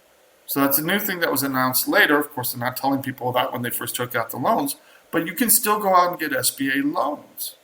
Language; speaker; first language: English; native; English